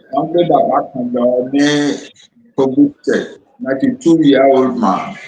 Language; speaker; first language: English; non-native, local second language; Yoruba